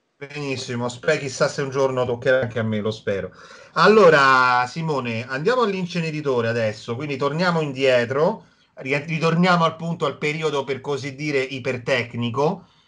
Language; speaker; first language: Italian; native; Italian